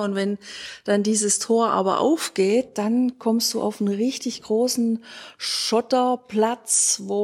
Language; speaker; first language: German; native; German